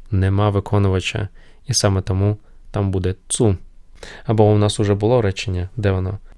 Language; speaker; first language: Ukrainian; non-native, local second language; Russian